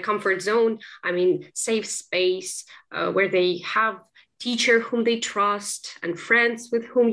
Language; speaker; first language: English; non-native, fluent; Ukrainian